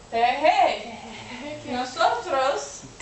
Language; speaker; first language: Spanish; non-native, fluent; English